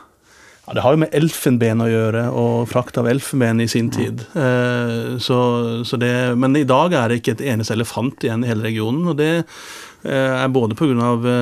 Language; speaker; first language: Norwegian; native; Norwegian